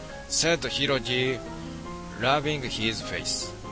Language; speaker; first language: English; non-native, learner; Japanese